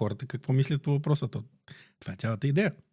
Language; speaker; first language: Bulgarian; native; Bulgarian